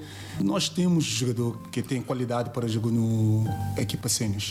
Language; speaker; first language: Portuguese; non-native, learner; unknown